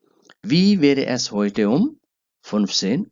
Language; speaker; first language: German; non-native, learner; Urdu